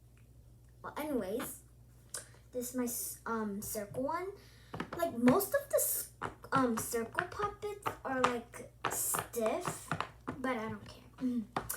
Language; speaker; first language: English; early bilingual, other home language; Korean